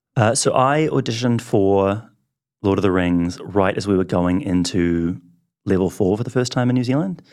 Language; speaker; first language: English; native; English